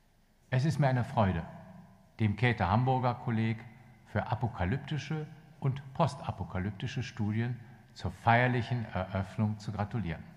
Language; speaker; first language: German; native; German